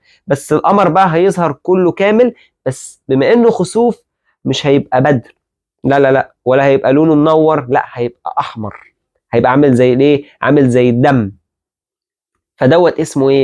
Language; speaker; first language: Arabic; native; Arabic